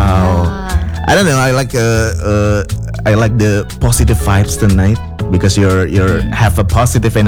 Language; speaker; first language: English; non-native, fluent; Indonesian